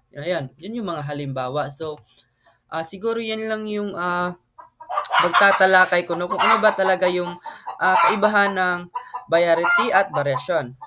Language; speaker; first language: Filipino; non-native, local second language; Cebuano